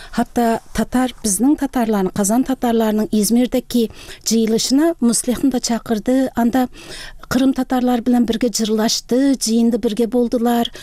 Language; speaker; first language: Tatar; early bilingual, heritage; Tatar